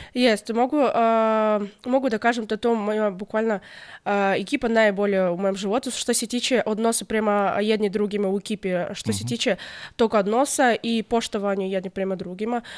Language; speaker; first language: Serbian; non-native, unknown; Russian